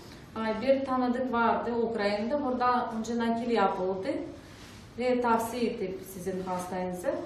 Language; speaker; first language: Turkish; non-native, learner; Russian